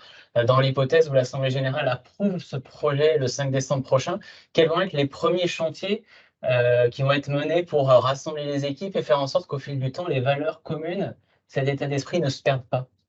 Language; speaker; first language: French; native; French